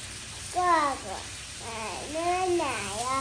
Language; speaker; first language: Chinese; non-native, learner; Vietnamese